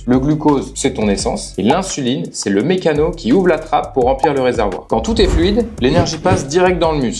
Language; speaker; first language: French; native; French